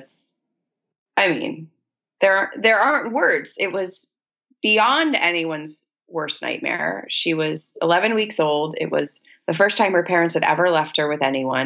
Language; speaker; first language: English; native; English